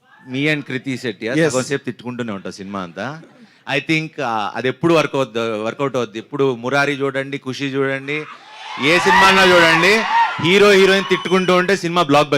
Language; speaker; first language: Telugu; native; Telugu